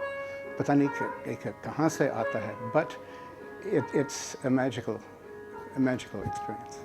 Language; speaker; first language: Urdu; non-native, fluent; English